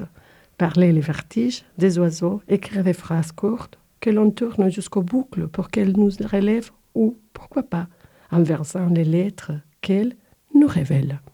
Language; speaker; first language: French; native; French